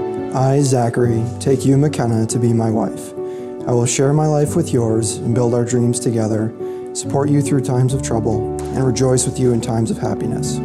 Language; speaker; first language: English; native; English